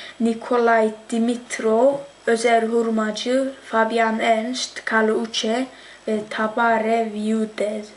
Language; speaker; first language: Turkish; early bilingual, heritage; Turkish